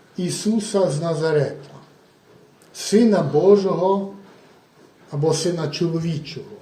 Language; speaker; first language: Ukrainian; native; Ukrainian